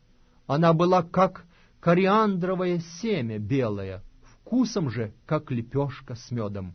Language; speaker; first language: Russian; native; Russian